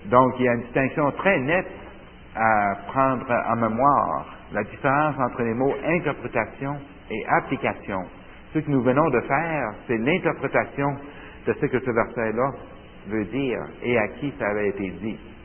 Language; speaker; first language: French; native; French